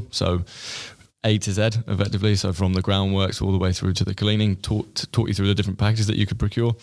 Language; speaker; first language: English; native; English